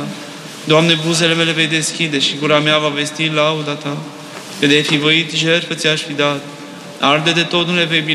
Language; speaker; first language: Romanian; native; Romanian